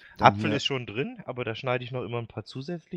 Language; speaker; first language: German; native; German